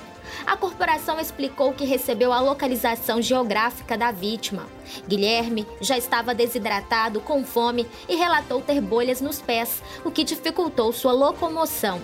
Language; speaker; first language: Portuguese; native; Portuguese